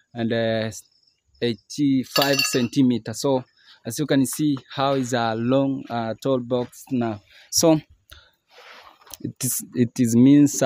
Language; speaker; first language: English; non-native, learner; Swahili